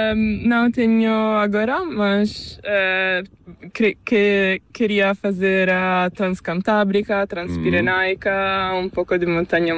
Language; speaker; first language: Spanish; non-native, learner; Italian